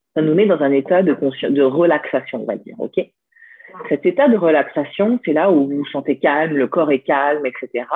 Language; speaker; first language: French; native; French